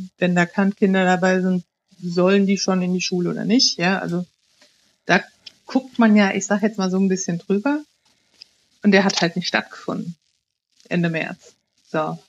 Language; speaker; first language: German; early bilingual, other home language; Italian